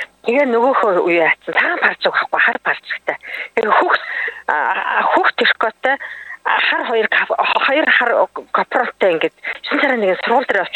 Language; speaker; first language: Mongolian; native; Mongolian